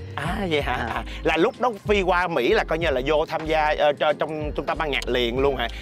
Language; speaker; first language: Vietnamese; native; Vietnamese